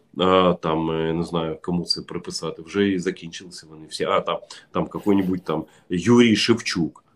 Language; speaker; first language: Ukrainian; non-native, local second language; Russian